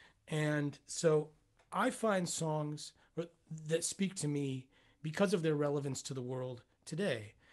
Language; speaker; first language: English; native; English